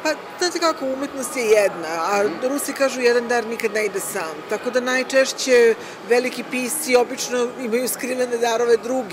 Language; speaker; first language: Serbian; native; Serbian